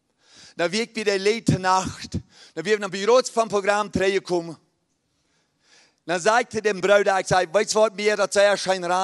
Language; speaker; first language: German; early bilingual, heritage; Plautdietsch